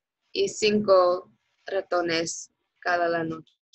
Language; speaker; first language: Spanish; non-native, learner; English